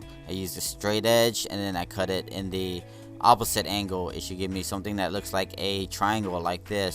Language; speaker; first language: English; native; English